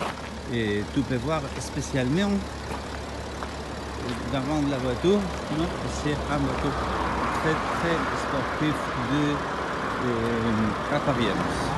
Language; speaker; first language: French; non-native, learner; Spanish